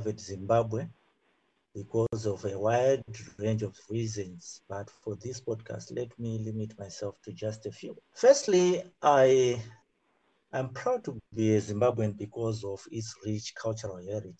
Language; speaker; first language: English; non-native, local second language; Shona